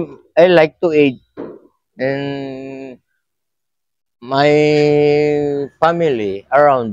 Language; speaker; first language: English; non-native, learner; Filipino